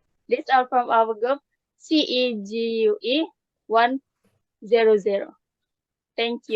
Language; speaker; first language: English; non-native, learner; Malay